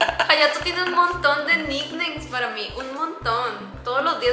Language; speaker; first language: Spanish; native; Spanish